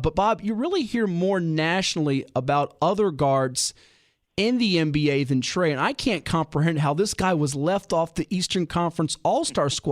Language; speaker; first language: English; native; English